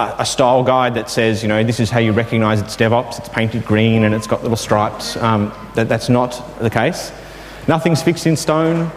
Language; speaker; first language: English; native; English